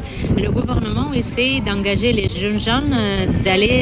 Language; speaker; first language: French; non-native, fluent; Russian